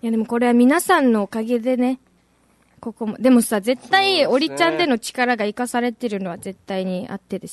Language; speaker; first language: Japanese; native; Japanese